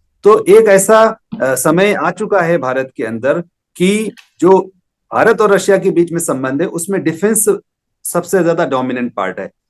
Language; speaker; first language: Hindi; native; Hindi